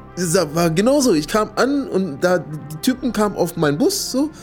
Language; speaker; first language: German; non-native, fluent; English